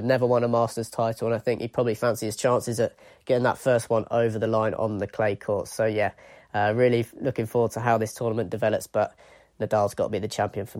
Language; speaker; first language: English; native; English